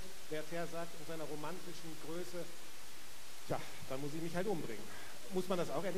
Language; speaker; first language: German; native; German